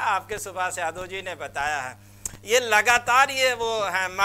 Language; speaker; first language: Hindi; native; Hindi